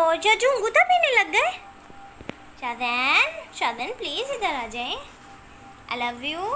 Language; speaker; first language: Urdu; native; Urdu